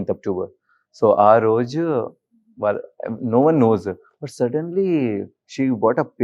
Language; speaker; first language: Telugu; non-native, learner; Hindi